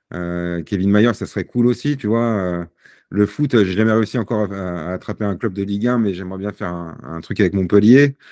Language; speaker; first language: French; native; French